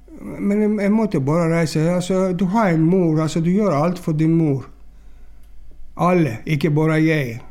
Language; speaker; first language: Norwegian; non-native, learner; Greek